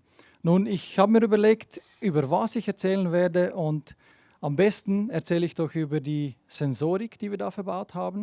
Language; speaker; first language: German; native; German